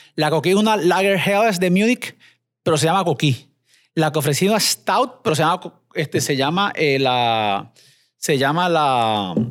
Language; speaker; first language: Spanish; native; Spanish